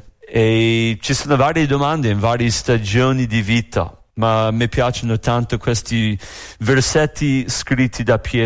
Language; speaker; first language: Italian; non-native, fluent; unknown